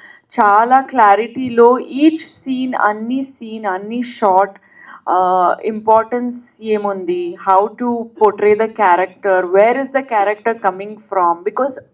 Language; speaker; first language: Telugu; non-native, local second language; Hindi